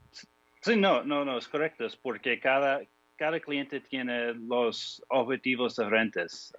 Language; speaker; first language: Spanish; non-native, fluent; English